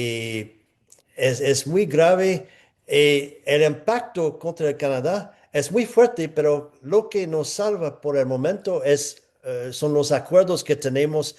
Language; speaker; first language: Spanish; non-native, fluent; English